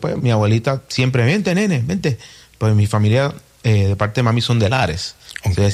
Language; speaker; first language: Spanish; early bilingual, heritage; Spanish